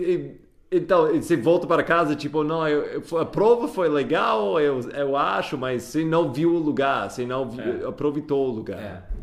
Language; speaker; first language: Portuguese; non-native, fluent; English